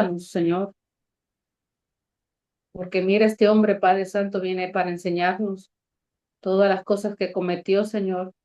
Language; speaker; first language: Spanish; native; Spanish